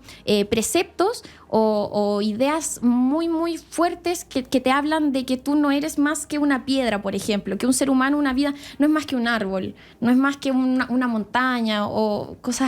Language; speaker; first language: Spanish; native; Spanish